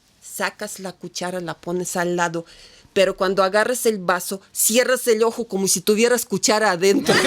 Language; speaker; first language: Spanish; non-native, fluent; Russian